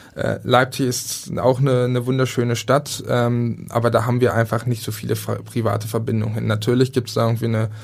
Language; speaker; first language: German; native; German